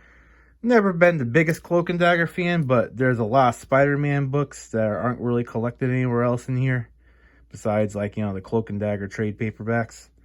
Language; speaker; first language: English; native; English